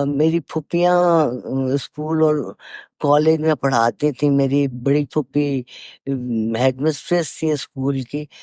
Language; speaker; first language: Urdu; native; Urdu